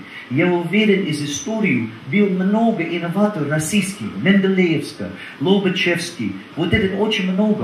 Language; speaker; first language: Russian; non-native, learner; English